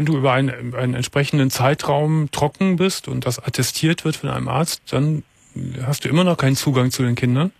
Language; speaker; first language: German; native; German